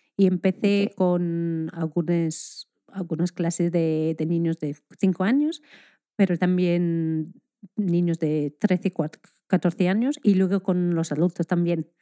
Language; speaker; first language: Spanish; non-native, fluent; English